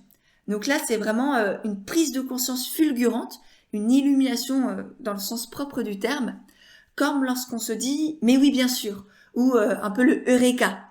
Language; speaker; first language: French; native; French